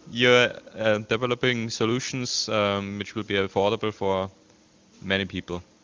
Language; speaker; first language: English; non-native, fluent; German